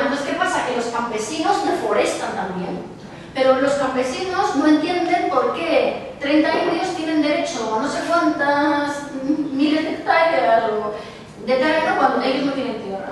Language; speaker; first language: Spanish; native; Spanish